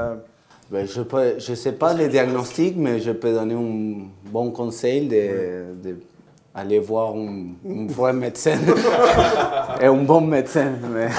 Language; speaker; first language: French; non-native, fluent; Spanish